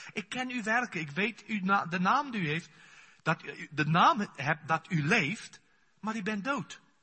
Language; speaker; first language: Dutch; non-native, fluent; Afrikaans